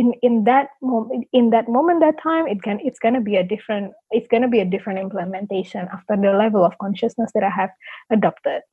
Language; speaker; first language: English; non-native, fluent; Indonesian